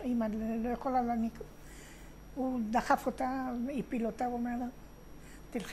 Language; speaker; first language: Hebrew; non-native, fluent; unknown